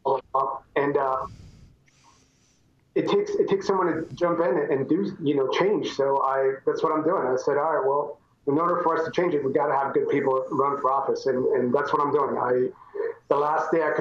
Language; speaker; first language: English; native; English